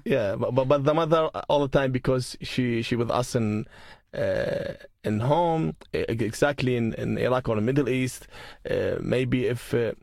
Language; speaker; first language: English; non-native, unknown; Arabic